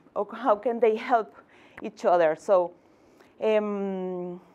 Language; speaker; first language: English; non-native, fluent; Spanish